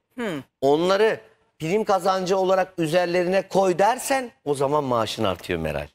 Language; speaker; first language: Turkish; native; Turkish